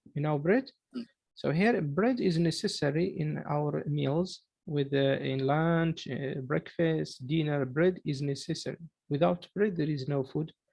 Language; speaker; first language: English; non-native, fluent; Arabic